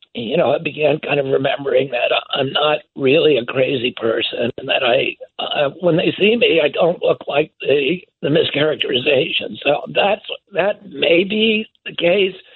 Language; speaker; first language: English; native; English